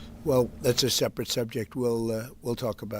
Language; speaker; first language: English; native; English